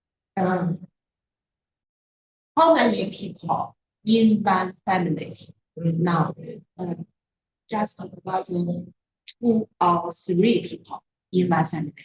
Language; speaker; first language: English; non-native, learner; Chinese